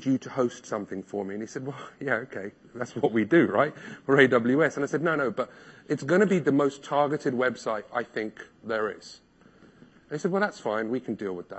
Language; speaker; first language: English; native; English